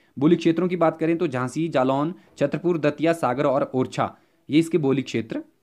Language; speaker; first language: Hindi; native; Hindi